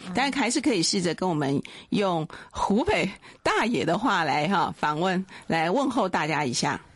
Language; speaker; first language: Chinese; native; Chinese